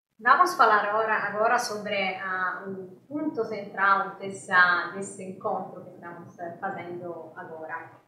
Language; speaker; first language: Portuguese; non-native, fluent; Italian